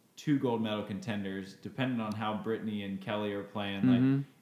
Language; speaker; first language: English; native; English